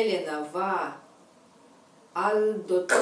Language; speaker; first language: Italian; non-native, learner; Russian